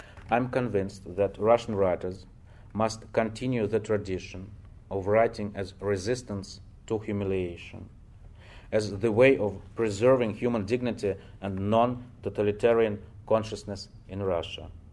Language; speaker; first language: English; non-native, fluent; Russian